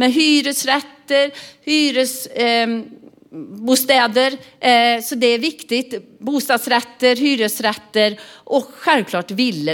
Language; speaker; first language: Swedish; native; Swedish